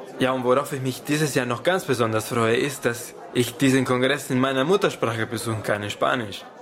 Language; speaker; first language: German; non-native, fluent; Spanish